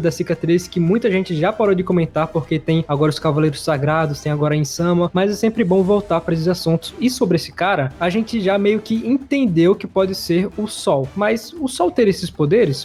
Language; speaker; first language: Portuguese; native; Portuguese